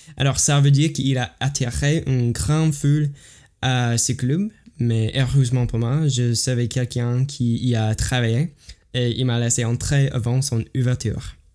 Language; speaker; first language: French; non-native, learner; English